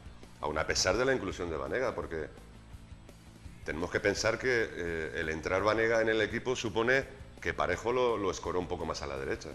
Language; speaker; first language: Spanish; native; Spanish